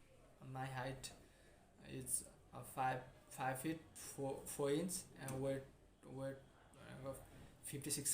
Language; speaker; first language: English; non-native, learner; Nepali